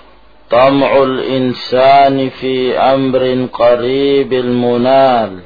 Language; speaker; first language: Arabic; non-native, fluent; Indonesian